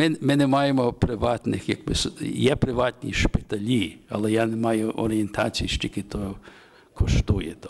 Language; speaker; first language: Ukrainian; early bilingual, heritage; Ukrainian